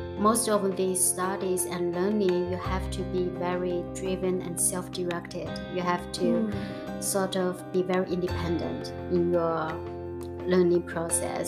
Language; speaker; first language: English; non-native, fluent; Chinese